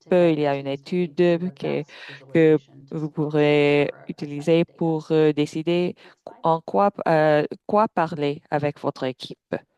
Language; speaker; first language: French; non-native, fluent; English